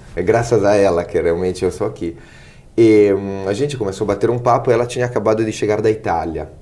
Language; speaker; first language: Portuguese; non-native, fluent; Italian